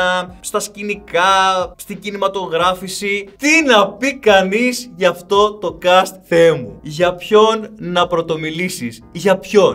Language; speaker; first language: Greek; native; Greek